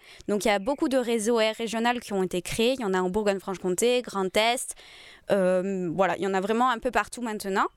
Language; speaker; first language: French; native; French